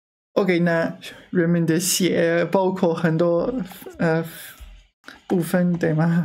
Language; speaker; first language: Chinese; non-native, learner; English